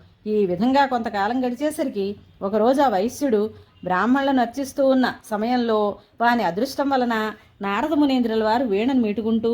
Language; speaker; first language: Telugu; native; Telugu